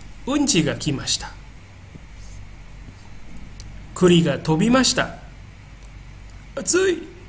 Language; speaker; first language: Japanese; non-native, fluent; Indonesian